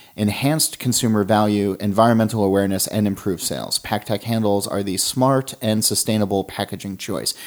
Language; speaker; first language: English; native; English